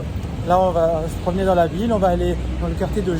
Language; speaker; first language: French; native; French